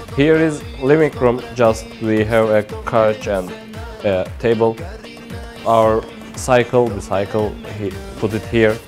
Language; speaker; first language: English; non-native, learner; Turkish